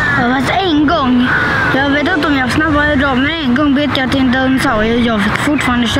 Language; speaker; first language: Swedish; native; Swedish